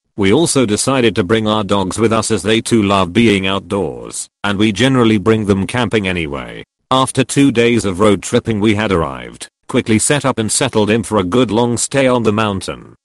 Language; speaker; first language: English; early bilingual, other home language; Serbian